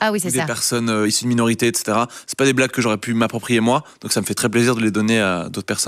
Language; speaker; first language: French; native; French